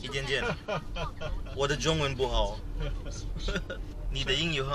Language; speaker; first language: Chinese; non-native, learner; Filipino